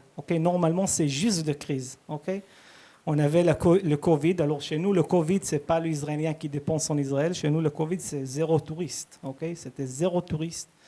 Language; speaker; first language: French; early bilingual, heritage; Hebrew